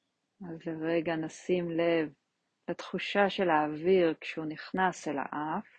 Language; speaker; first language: Hebrew; native; Hebrew